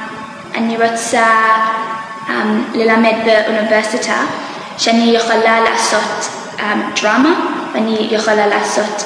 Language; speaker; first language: Hebrew; non-native, learner; English